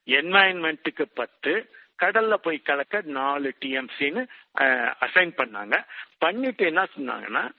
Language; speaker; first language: Tamil; native; Tamil